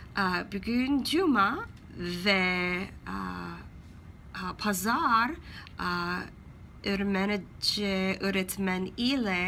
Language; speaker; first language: Turkish; non-native, learner; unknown